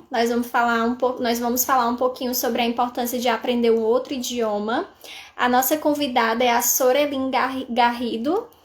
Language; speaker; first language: Portuguese; native; Portuguese